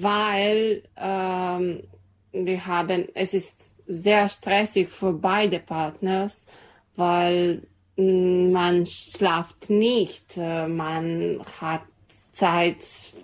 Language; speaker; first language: German; non-native, learner; Serbian